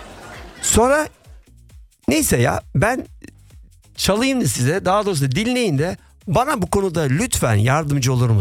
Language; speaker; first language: Turkish; early bilingual, heritage; Turkish